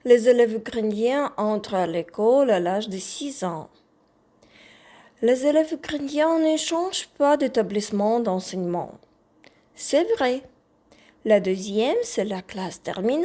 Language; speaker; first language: French; non-native, fluent; Ukrainian